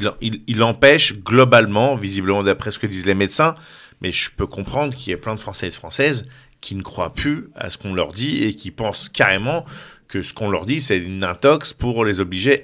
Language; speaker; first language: French; native; French